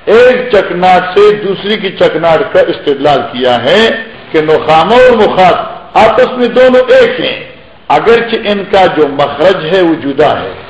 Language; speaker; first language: Urdu; non-native, local second language; Pashto